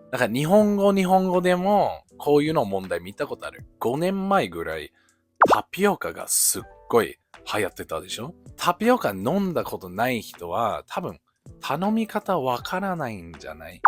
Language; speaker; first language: Japanese; non-native, fluent; English